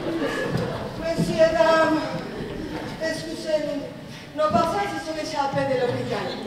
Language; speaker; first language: French; non-native, learner; Spanish